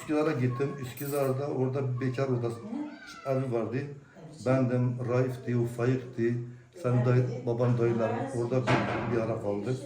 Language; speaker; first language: Turkish; non-native, local second language; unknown